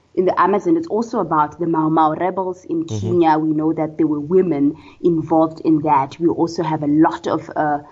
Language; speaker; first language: English; non-native, local second language; Tswana